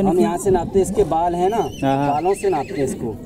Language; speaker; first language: Hindi; native; Hindi